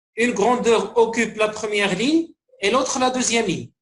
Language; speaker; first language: French; non-native, local second language; Arabic